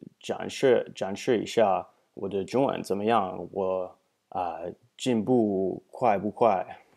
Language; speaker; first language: Chinese; non-native, learner; English